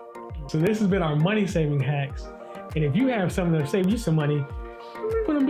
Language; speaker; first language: English; native; English